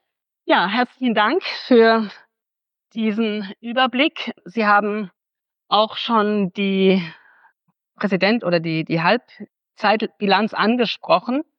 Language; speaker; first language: German; native; German